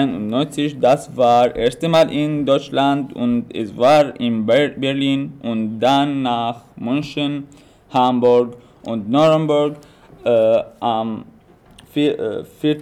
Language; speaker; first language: German; non-native, learner; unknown